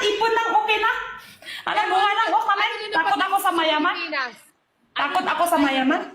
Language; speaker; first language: Filipino; non-native, learner; Chinese